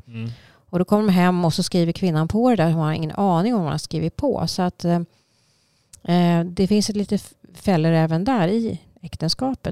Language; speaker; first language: Swedish; native; Swedish